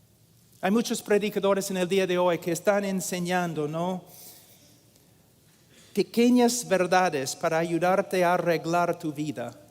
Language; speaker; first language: Spanish; non-native, fluent; English